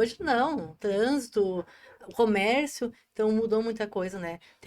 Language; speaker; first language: Portuguese; native; Portuguese